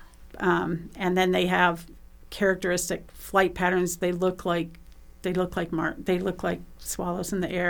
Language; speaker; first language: English; native; English